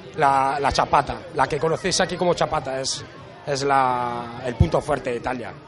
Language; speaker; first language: Spanish; non-native, fluent; Italian